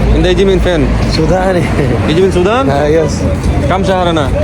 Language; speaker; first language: Arabic; non-native, learner; Bangla